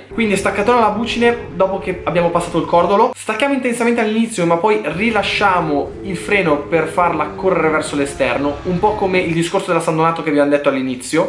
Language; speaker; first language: Italian; native; Italian